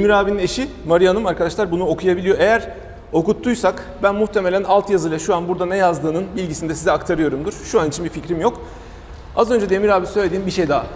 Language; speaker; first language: Turkish; native; Turkish